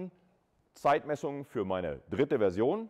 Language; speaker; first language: German; native; German